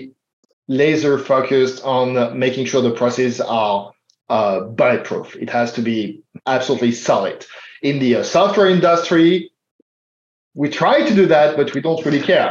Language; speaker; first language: English; non-native, fluent; French